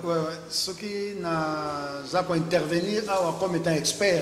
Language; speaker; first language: French; non-native, local second language; Lingala